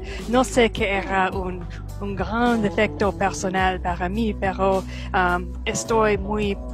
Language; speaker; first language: Spanish; non-native, fluent; English